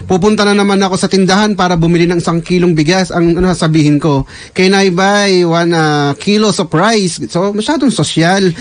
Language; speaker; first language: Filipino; native; Filipino